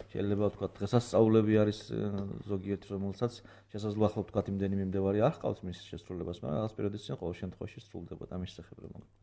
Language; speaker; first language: Georgian; native; Georgian